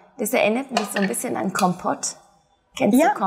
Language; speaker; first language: German; native; German